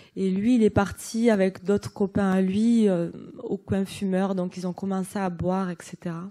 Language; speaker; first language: French; native; French